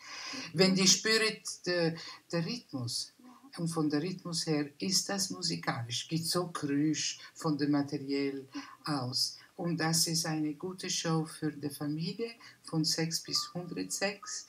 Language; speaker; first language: German; non-native, learner; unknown